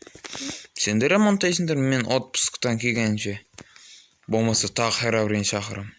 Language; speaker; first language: Kazakh; native; Kazakh